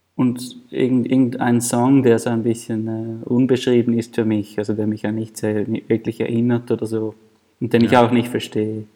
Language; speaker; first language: German; native; German